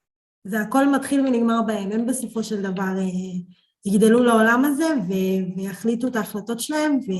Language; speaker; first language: Hebrew; early bilingual, other home language; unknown